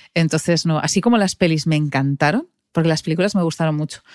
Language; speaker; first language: Spanish; native; Spanish